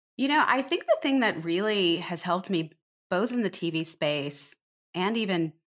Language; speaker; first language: English; native; English